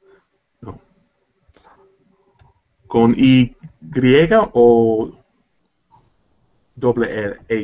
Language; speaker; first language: Spanish; non-native, learner; English